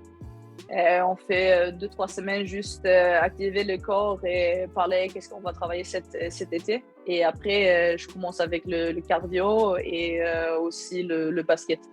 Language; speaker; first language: French; non-native, learner; Swedish